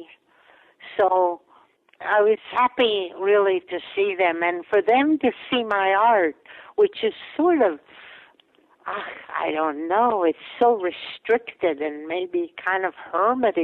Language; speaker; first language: English; non-native, fluent; Latvian